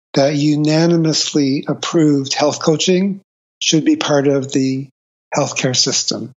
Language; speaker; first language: English; native; English